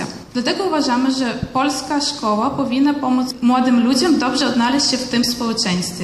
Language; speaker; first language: Polish; early bilingual, heritage; Polish